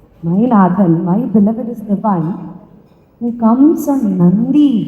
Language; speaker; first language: English; non-native, local second language; Malayalam